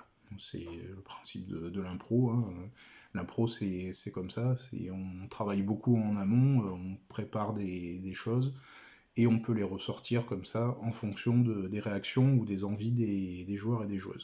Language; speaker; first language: French; native; French